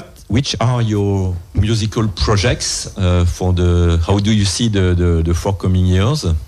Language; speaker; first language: English; non-native, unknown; French